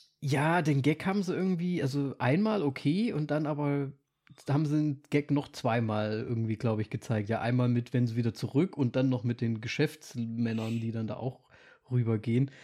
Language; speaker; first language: German; native; German